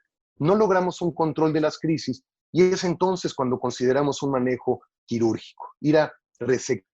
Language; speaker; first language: Spanish; native; Spanish